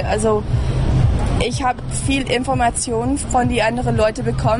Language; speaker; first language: German; early bilingual, heritage; English